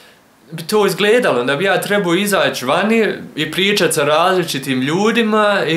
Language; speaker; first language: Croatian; early bilingual, heritage; Croatian